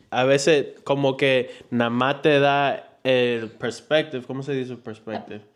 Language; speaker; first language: Spanish; early bilingual, heritage; Spanish